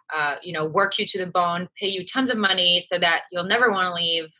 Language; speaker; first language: English; early bilingual, other home language; French